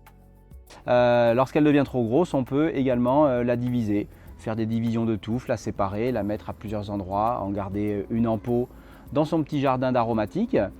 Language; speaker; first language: French; native; French